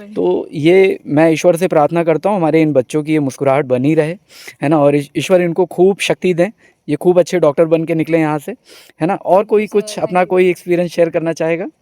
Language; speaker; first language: Hindi; native; Hindi